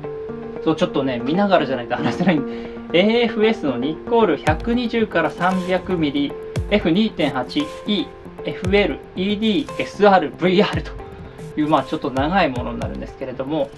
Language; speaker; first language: Japanese; native; Japanese